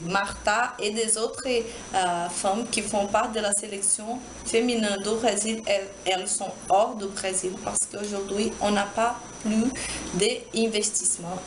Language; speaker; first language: French; non-native, learner; Portuguese